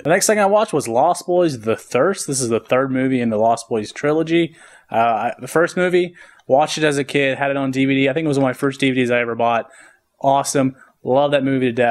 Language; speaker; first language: English; native; English